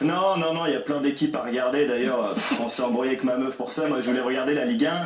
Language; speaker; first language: French; native; French